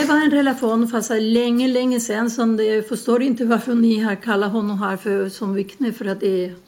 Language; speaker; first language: Swedish; non-native, learner; Spanish